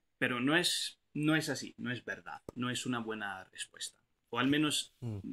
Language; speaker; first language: Spanish; non-native, fluent; English